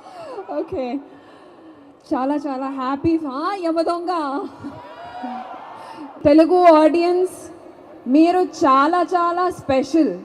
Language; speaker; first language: Telugu; non-native, fluent; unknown